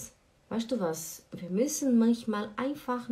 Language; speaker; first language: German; non-native, fluent; Portuguese